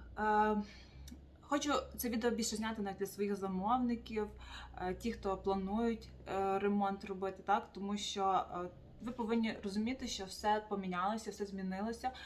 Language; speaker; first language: Ukrainian; native; Ukrainian